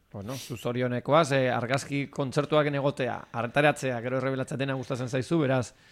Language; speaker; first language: Basque; native; Basque